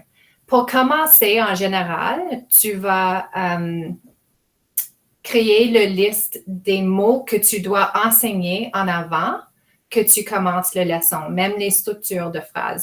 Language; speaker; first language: French; non-native, fluent; English